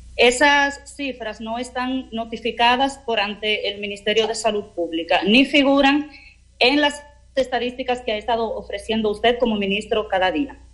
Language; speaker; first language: Spanish; native; Spanish